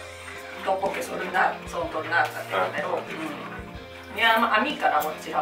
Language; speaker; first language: Italian; non-native, learner; Japanese